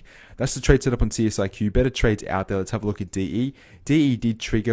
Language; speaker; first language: English; native; English